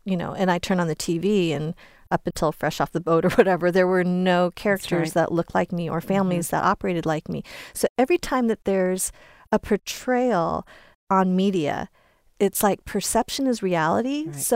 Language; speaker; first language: English; early bilingual, other home language; Chinese